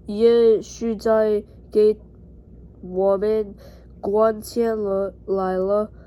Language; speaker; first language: Chinese; non-native, learner; English